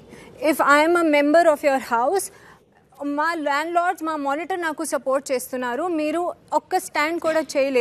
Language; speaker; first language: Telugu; non-native, learner; Hindi